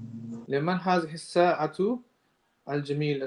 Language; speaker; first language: Arabic; non-native, learner; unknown